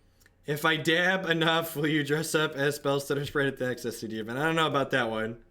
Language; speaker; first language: English; native; English